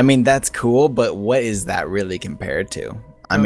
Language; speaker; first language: English; native; English